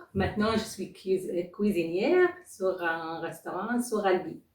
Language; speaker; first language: French; non-native, learner; Arabic